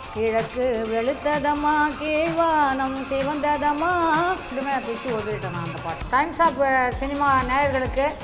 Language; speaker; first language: Tamil; native; Tamil